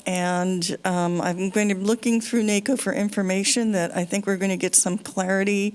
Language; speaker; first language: English; native; English